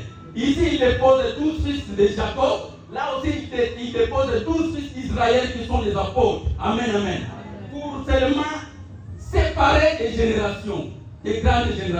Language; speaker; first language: French; non-native, local second language; Lingala